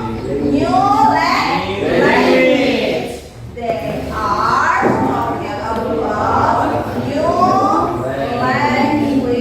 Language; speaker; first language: English; non-native, fluent; Indonesian